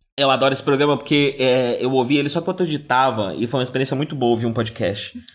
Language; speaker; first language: Portuguese; native; Portuguese